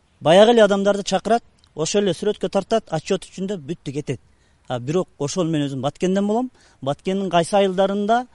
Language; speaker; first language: Kyrgyz; native; Kyrgyz